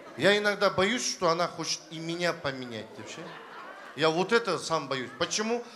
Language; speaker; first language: Russian; non-native, local second language; Kazakh